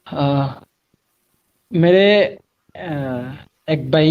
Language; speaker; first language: Hindi; non-native, learner; Bangla